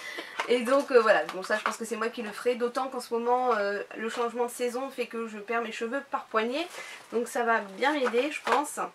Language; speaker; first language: French; native; French